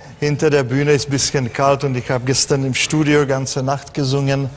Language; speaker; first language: German; non-native, fluent; Czech